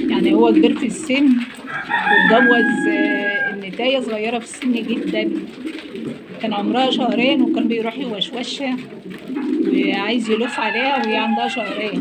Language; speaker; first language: Arabic; native; Arabic